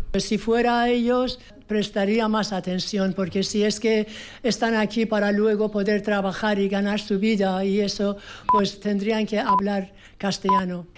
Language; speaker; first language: Spanish; non-native, fluent; Persian